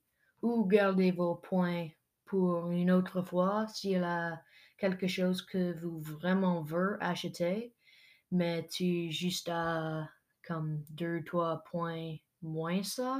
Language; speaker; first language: French; non-native, local second language; English